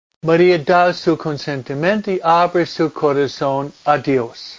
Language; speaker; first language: Spanish; non-native, fluent; English